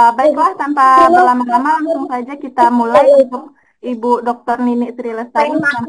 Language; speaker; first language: Indonesian; native; Indonesian